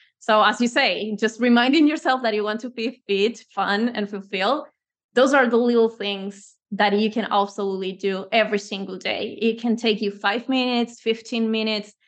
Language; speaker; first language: English; non-native, fluent; Spanish